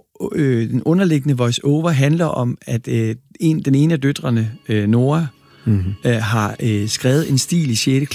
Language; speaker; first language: Danish; native; Danish